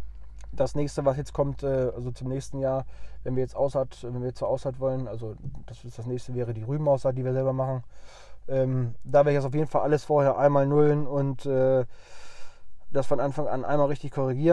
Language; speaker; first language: German; native; German